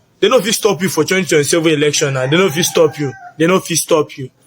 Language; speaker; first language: Nigerian Pidgin; native; Nigerian Pidgin